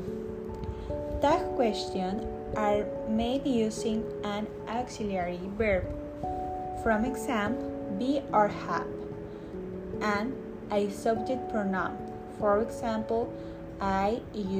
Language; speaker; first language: English; non-native, learner; Spanish